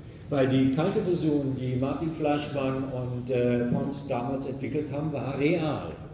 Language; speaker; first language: German; native; German